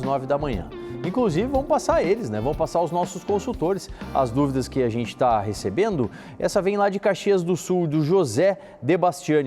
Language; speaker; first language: Portuguese; native; Portuguese